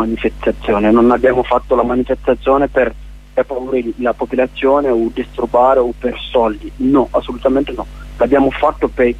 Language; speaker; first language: Italian; non-native, learner; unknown